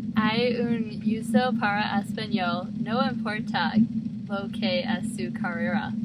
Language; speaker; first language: Spanish; non-native, learner; English